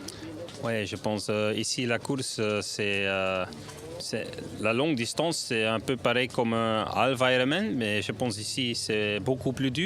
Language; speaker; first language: French; non-native, learner; Dutch